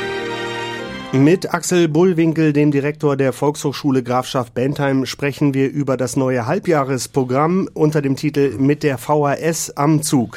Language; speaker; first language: German; native; German